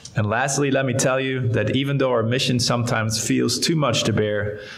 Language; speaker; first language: English; non-native, fluent; Dutch